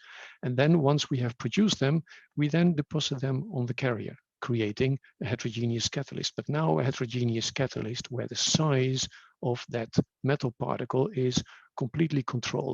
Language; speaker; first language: English; non-native, fluent; Dutch